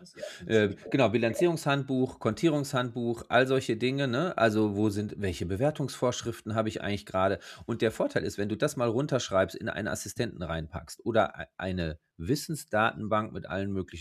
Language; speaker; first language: German; native; German